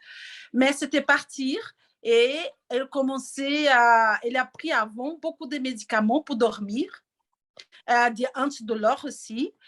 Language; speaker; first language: French; non-native, learner; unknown